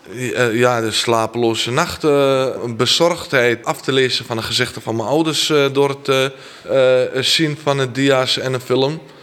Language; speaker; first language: Dutch; early bilingual, other home language; Armenian